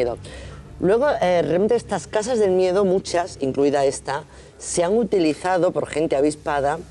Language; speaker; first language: Spanish; native; Spanish